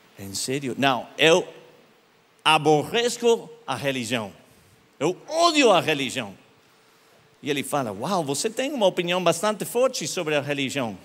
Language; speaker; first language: Portuguese; non-native, learner; English